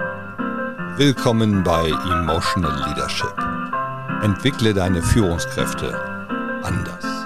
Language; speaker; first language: German; native; German